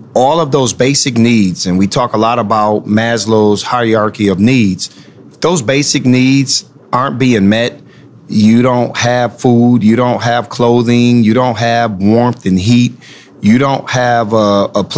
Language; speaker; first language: English; native; English